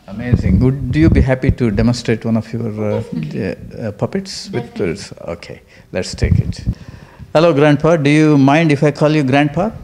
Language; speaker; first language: English; non-native, local second language; Kannada